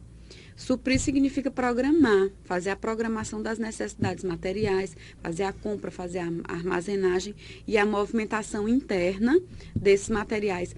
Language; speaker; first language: Portuguese; native; Portuguese